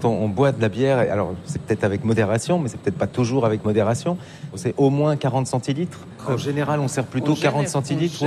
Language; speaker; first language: French; native; French